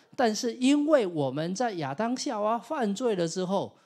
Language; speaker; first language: Chinese; non-native, local second language; Min Nan Chinese